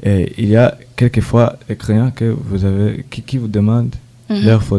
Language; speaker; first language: French; non-native, learner; Rundi